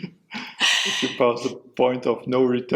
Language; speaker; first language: English; non-native, fluent; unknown